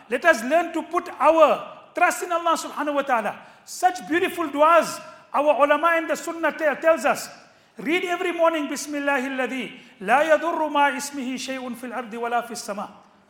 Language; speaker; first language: English; native; English